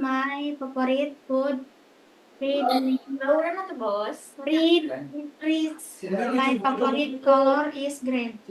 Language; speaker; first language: English; non-native, learner; Indonesian